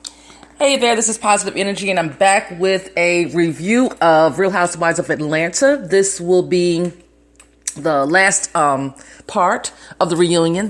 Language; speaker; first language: English; native; English